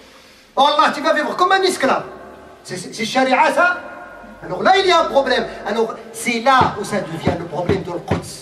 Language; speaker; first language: French; non-native, fluent; Arabic